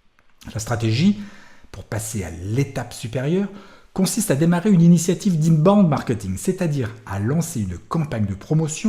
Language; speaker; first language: French; native; French